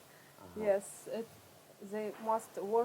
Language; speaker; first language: English; non-native, learner; Russian